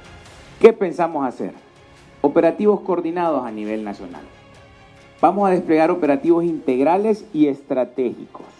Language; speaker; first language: Spanish; native; Spanish